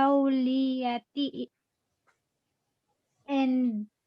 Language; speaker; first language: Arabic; non-native, learner; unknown